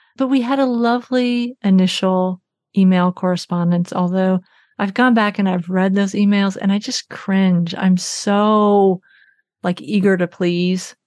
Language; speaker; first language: English; native; English